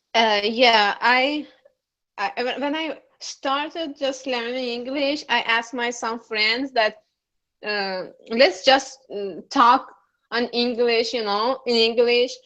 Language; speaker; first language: English; non-native, learner; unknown